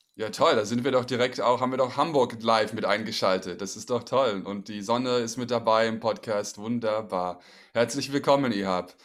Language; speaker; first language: German; native; German